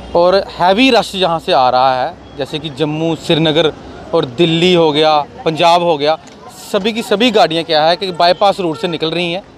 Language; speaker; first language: Hindi; native; Hindi